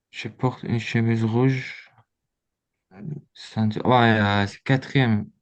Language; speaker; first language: French; non-native, learner; Azerbaijani